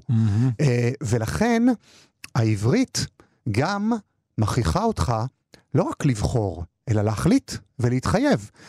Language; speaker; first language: Hebrew; native; Hebrew